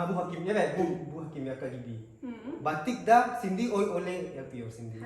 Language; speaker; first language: Turkish; non-native, learner; Indonesian